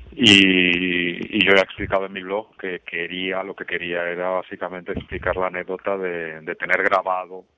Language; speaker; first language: Spanish; native; Spanish